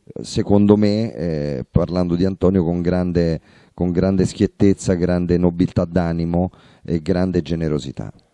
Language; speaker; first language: Italian; native; Italian